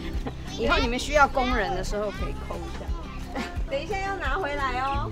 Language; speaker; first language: Chinese; native; Chinese